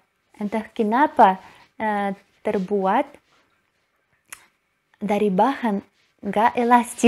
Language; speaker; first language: Indonesian; non-native, learner; Russian